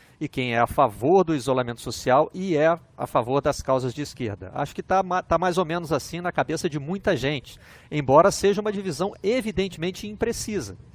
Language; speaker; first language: Portuguese; native; Portuguese